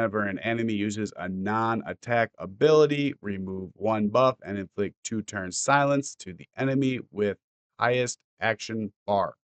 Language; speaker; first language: English; native; English